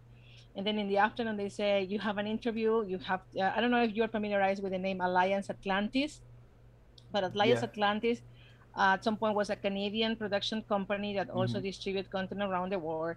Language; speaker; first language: English; non-native, fluent; Spanish